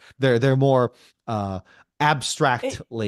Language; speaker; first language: English; native; English